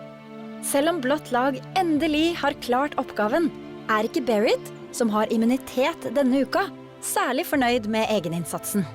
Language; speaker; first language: Norwegian; native; Norwegian